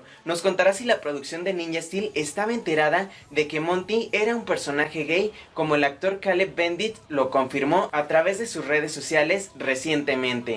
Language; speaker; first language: Spanish; native; Spanish